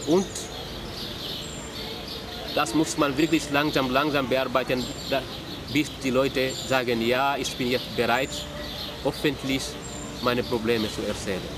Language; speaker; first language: German; non-native, fluent; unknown